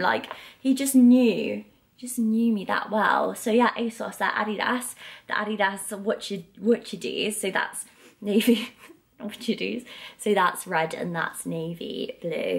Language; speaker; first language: English; native; English